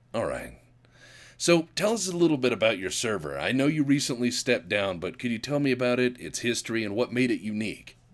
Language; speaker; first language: English; native; English